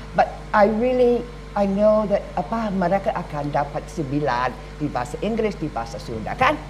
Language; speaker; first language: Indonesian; non-native, learner; English